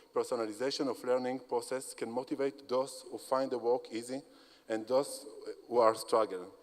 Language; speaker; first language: English; non-native, fluent; Hebrew